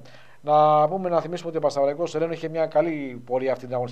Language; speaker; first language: Greek; native; Greek